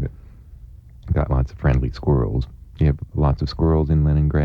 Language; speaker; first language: English; native; English